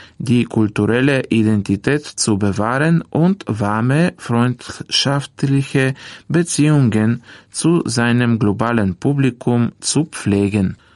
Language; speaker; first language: German; non-native, fluent; Bulgarian